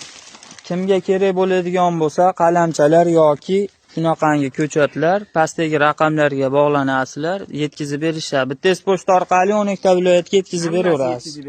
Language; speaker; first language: Uzbek; native; Uzbek